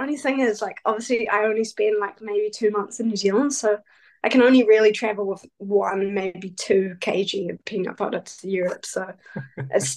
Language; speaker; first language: English; native; English